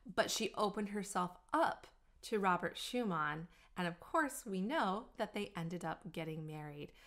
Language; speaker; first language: English; native; English